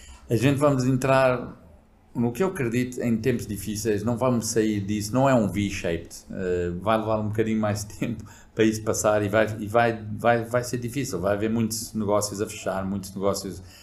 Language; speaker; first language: Portuguese; early bilingual, other home language; English